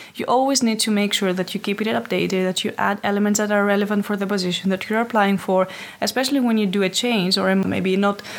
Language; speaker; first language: English; non-native, fluent; Greek